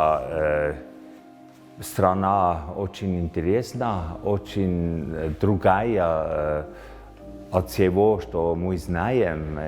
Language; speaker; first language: Russian; non-native, fluent; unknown